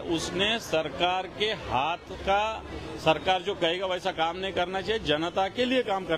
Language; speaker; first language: Hindi; non-native, local second language; Marathi